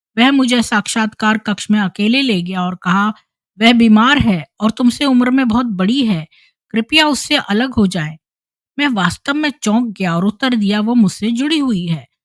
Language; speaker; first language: Hindi; native; Hindi